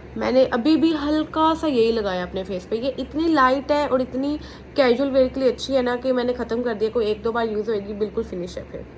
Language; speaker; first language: Urdu; native; Urdu